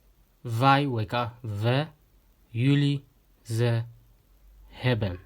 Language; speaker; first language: Dutch; non-native, fluent; Tigrinya